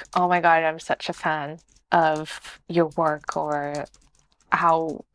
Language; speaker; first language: English; non-native, fluent; Portuguese